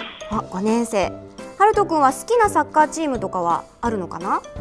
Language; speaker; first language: Japanese; native; Japanese